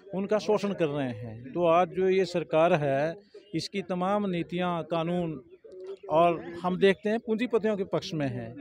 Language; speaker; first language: Hindi; native; Hindi